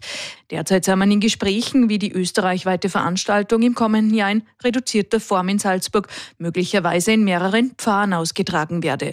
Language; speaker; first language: German; native; German